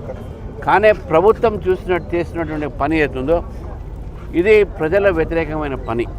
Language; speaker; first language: Telugu; native; Telugu